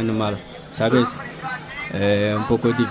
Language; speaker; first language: Spanish; non-native, learner; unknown